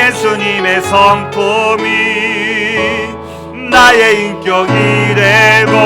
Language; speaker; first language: Korean; native; Korean